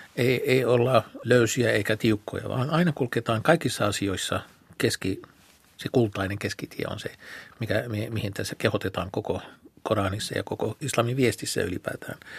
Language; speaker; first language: Finnish; non-native, fluent; Arabic